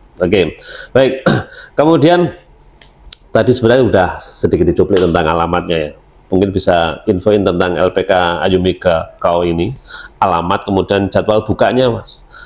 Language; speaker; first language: Indonesian; native; Indonesian